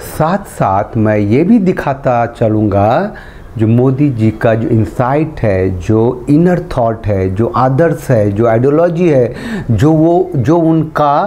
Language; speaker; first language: Hindi; native; Hindi